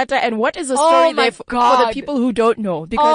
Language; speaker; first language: English; non-native, local second language; Southern Sotho